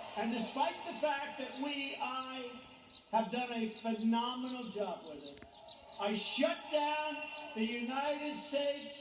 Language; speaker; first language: English; native; English